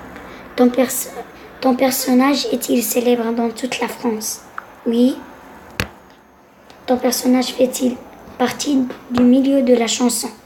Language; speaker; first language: French; non-native, local second language; Arabic